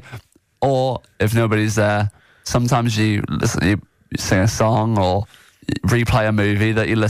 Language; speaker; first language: English; native; English